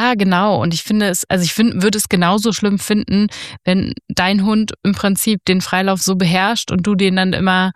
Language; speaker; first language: German; native; German